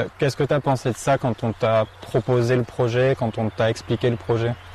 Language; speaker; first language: French; native; French